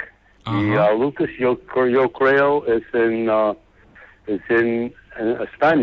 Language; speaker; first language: Spanish; non-native, learner; English